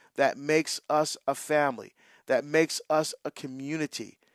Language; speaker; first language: English; native; English